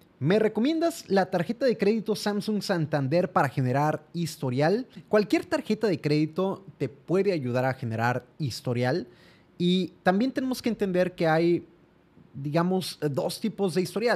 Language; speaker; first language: Spanish; native; Spanish